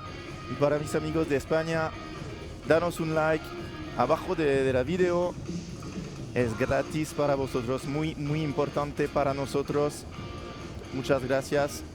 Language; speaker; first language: Spanish; non-native, learner; French